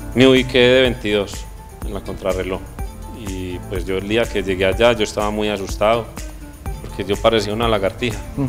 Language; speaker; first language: Spanish; native; Spanish